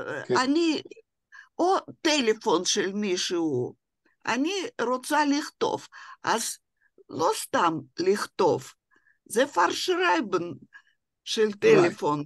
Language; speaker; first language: Hebrew; non-native, fluent; Russian